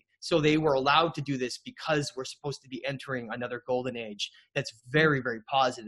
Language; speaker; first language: English; native; English